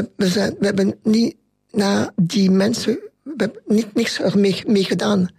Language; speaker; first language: Dutch; non-native, local second language; French